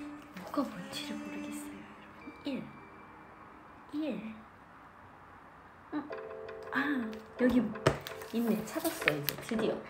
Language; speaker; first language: Korean; early bilingual, heritage; English